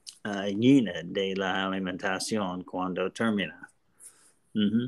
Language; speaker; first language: Spanish; non-native, learner; English